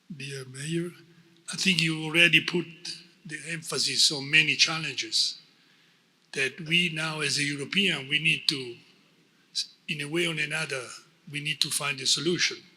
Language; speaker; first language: English; non-native, fluent; Italian